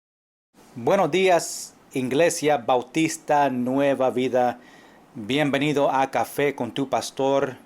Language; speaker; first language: Spanish; non-native, fluent; English